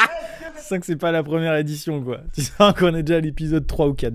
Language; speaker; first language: French; native; French